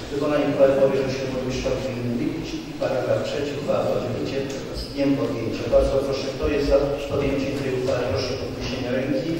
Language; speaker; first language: Polish; native; Polish